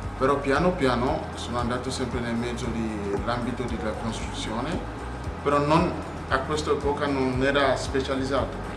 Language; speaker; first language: Italian; non-native, fluent; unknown